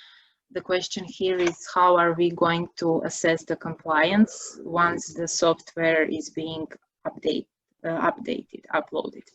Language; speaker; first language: English; non-native, fluent; Croatian